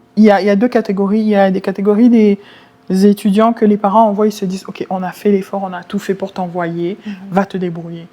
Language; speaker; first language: French; non-native, local second language; Lingala